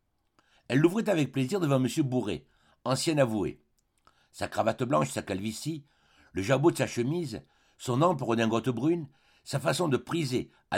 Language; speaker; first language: French; native; French